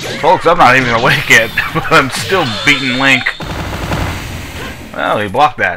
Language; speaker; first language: English; native; English